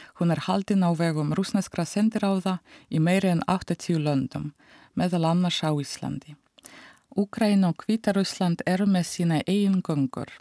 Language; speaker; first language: Icelandic; non-native, fluent; Russian